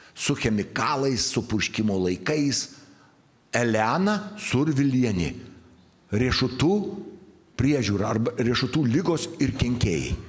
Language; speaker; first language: Lithuanian; native; Lithuanian